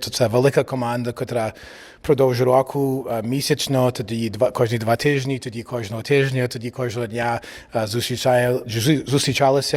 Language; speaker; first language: Ukrainian; early bilingual, heritage; English